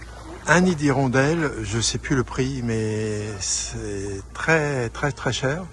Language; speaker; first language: French; native; French